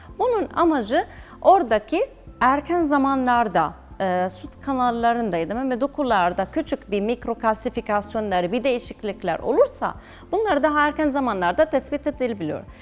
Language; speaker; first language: Turkish; non-native, fluent; Arabic